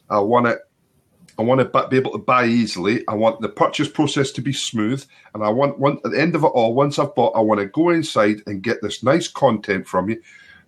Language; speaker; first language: English; native; English